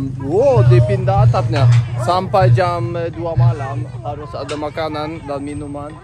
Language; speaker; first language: Indonesian; non-native, fluent; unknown